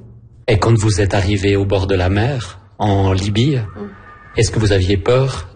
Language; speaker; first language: French; native; French